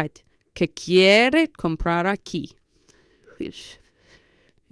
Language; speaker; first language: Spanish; non-native, fluent; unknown